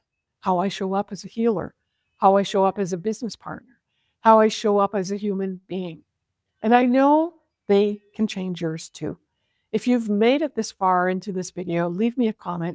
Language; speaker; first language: English; native; English